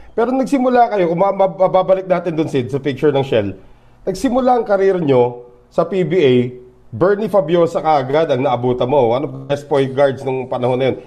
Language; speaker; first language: Filipino; native; Filipino